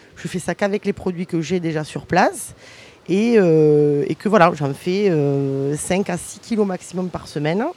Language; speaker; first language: French; native; French